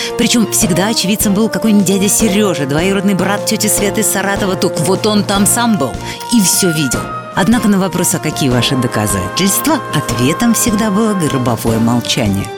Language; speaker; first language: Russian; native; Russian